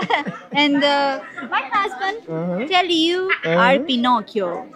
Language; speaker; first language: English; non-native, learner; Romanian